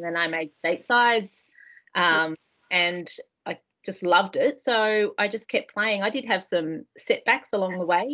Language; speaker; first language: English; native; English